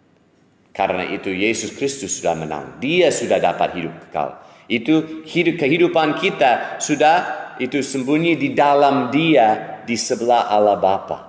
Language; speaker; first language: Indonesian; non-native, fluent; English